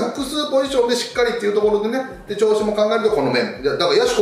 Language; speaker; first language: Japanese; native; Japanese